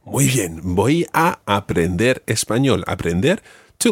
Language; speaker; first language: Spanish; non-native, fluent; English